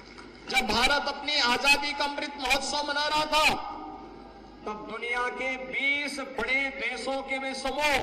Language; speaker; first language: Hindi; native; Hindi